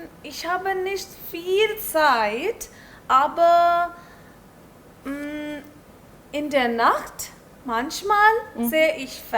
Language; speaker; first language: German; non-native, learner; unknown